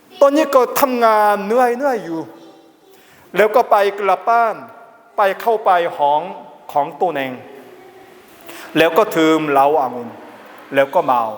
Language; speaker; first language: Thai; non-native, learner; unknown